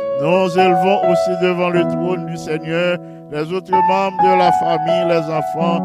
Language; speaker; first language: French; non-native, local second language; Haitian Creole